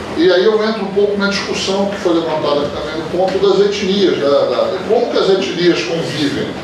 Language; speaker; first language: Portuguese; native; Portuguese